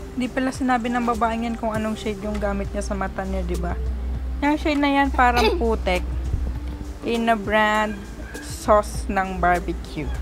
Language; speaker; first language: Filipino; native; Filipino